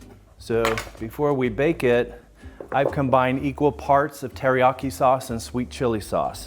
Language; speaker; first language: English; native; English